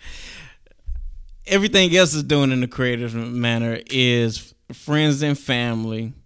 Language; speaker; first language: English; native; English